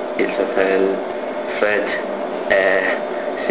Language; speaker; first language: French; non-native, learner; English